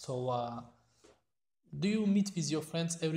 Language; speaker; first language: English; non-native, fluent; Tajik